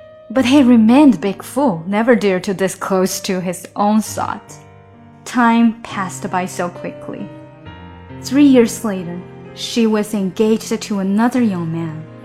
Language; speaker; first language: English; non-native, fluent; Chinese